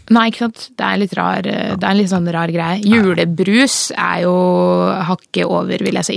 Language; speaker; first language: Norwegian; native; Norwegian